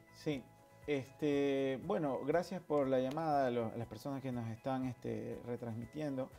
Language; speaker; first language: Spanish; native; Spanish